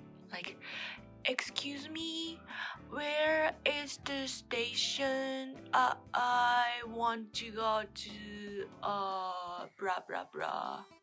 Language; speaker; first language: English; non-native, learner; Japanese